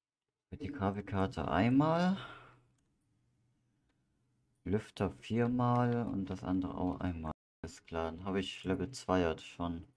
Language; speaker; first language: German; native; German